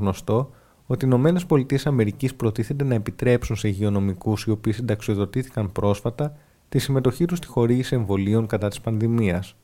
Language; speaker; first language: Greek; native; Greek